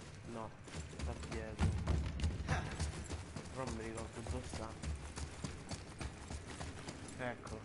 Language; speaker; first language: Italian; native; Italian